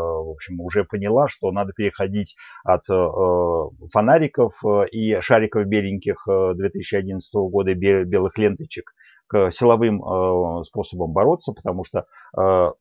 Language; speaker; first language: Russian; native; Russian